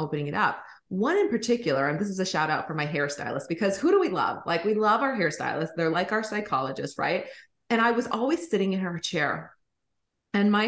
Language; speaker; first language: English; native; English